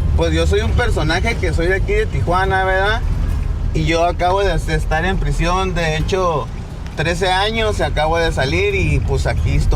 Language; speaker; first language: Spanish; native; Spanish